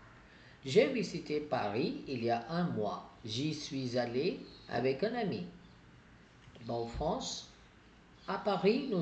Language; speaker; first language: French; non-native, fluent; Tamil